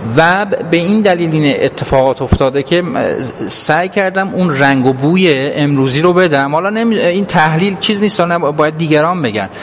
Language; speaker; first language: Persian; non-native, local second language; Azerbaijani